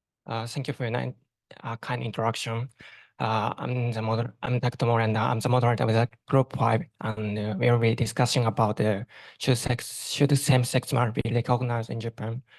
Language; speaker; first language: English; non-native, fluent; Japanese